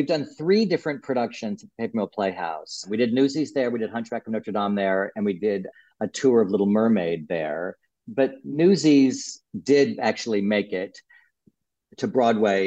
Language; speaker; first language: English; native; English